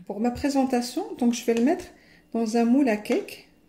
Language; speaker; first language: French; non-native, local second language; Arabic